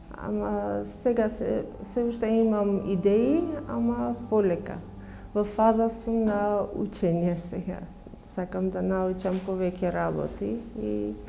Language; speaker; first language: Macedonian; non-native, fluent; Armenian